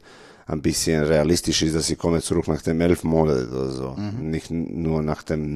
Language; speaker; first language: German; non-native, learner; Serbian